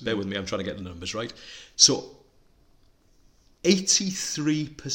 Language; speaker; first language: English; non-native, local second language; Welsh